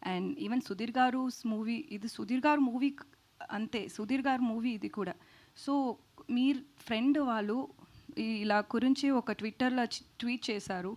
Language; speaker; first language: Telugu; non-native, learner; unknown